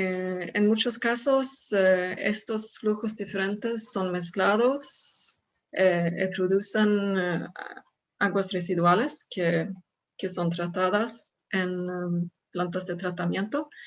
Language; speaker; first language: Spanish; non-native, fluent; Swedish